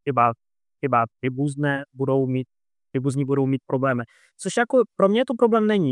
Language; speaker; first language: Czech; non-native, fluent; Russian